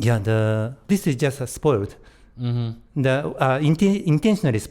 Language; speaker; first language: English; non-native, learner; Japanese